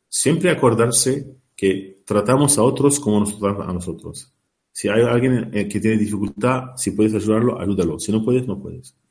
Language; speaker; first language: Spanish; non-native, learner; Arabic